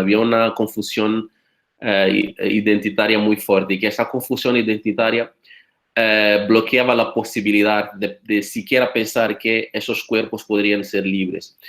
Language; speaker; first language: Spanish; non-native, fluent; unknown